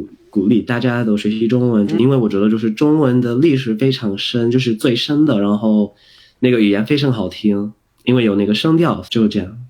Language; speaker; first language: Chinese; non-native, fluent; English